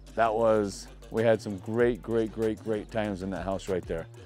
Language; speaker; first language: English; native; English